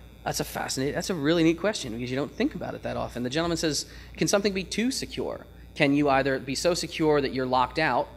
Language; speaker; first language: English; native; English